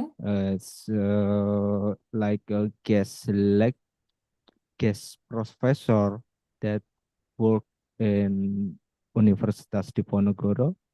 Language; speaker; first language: English; non-native, fluent; Indonesian